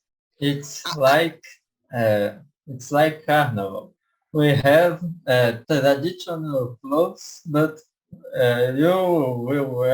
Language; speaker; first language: English; non-native, learner; Portuguese